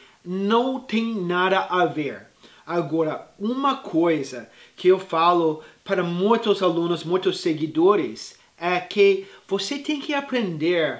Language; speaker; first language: Portuguese; non-native, fluent; English